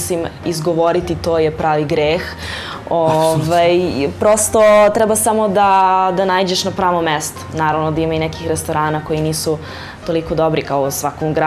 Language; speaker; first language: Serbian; early bilingual, heritage; Serbian